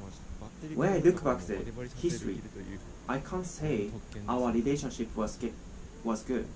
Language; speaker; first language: English; non-native, learner; Japanese